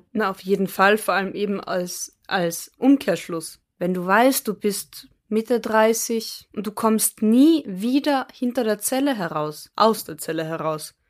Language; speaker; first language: German; native; German